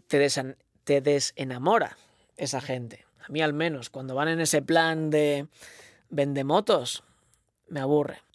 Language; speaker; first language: Spanish; non-native, local second language; Catalan